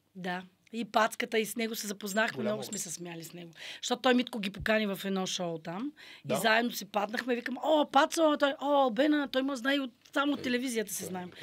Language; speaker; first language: Bulgarian; native; Bulgarian